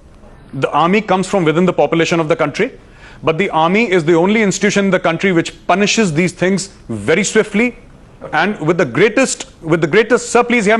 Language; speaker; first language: English; non-native, local second language; Hindi